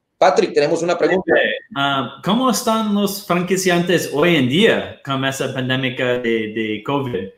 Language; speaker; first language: Spanish; non-native, fluent; Portuguese